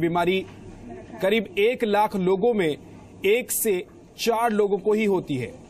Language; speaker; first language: Hindi; native; Hindi